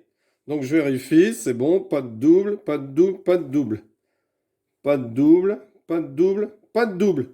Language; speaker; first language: French; native; French